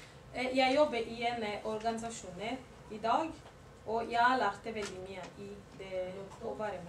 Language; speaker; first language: Norwegian; non-native, learner; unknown